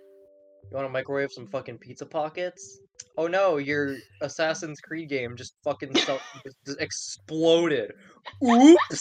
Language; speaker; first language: English; non-native, local second language; Cantonese